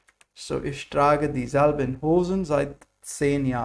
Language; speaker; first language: German; non-native, fluent; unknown